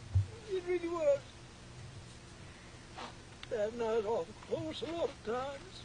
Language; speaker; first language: English; native; English